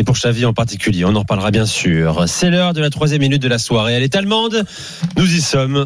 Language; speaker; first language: French; native; French